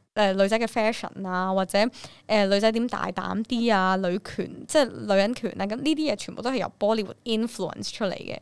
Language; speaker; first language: Cantonese; early bilingual, other home language; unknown